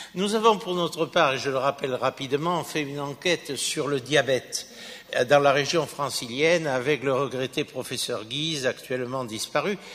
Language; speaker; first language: French; native; French